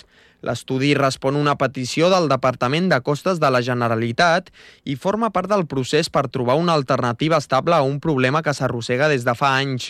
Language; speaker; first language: Catalan; native; Catalan